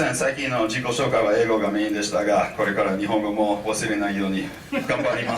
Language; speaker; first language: Japanese; non-native, fluent; English